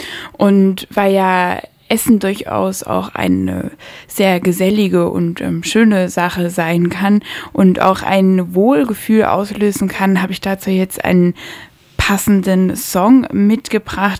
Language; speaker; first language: German; native; German